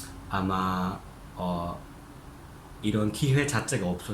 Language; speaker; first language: Korean; non-native, fluent; Japanese